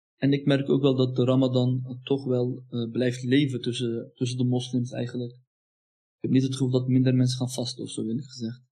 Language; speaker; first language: Dutch; early bilingual, other home language; Turkish